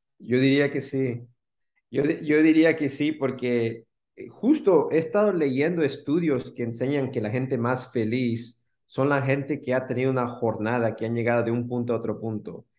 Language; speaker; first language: Spanish; early bilingual, heritage; Spanish